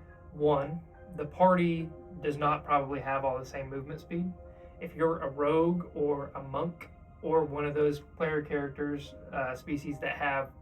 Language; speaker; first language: English; native; English